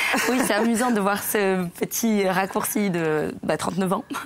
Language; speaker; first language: French; native; French